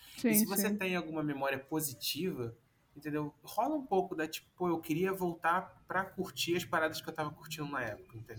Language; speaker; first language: Portuguese; native; Portuguese